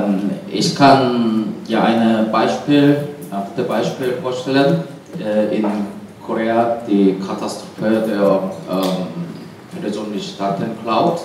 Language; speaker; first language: German; non-native, learner; Korean